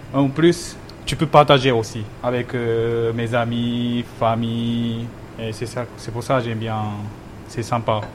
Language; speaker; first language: French; non-native, learner; Japanese